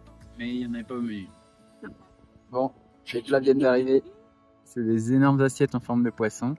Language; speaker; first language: French; native; French